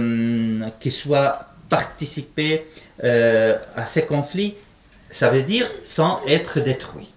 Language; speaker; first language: French; non-native, fluent; Arabic